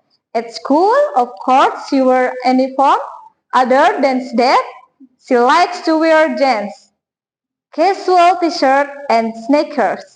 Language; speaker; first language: English; non-native, learner; Indonesian